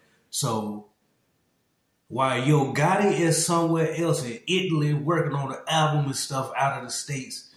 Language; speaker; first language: English; native; English